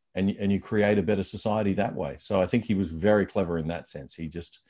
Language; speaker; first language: English; native; English